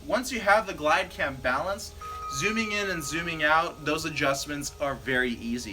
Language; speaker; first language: English; native; English